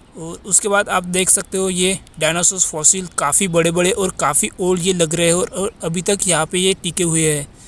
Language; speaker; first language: Hindi; non-native, local second language; Marathi